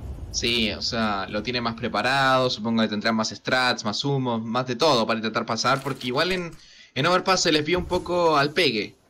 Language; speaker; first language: Spanish; native; Spanish